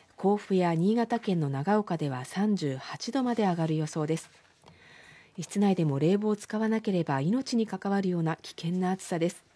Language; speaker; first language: Japanese; native; Japanese